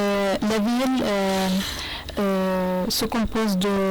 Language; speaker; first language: French; non-native, learner; Arabic